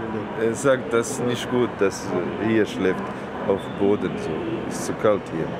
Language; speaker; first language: German; non-native, learner; Bosnian